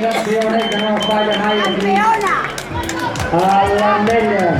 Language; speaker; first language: Catalan; native; Catalan